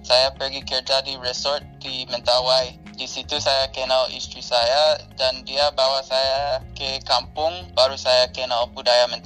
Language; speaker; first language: Indonesian; non-native, fluent; English